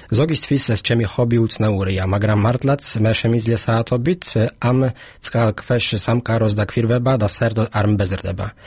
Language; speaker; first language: Georgian; non-native, fluent; Polish